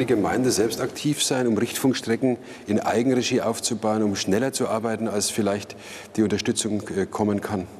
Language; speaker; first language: German; native; German